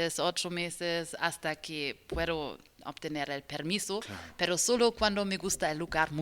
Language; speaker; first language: Spanish; non-native, learner; German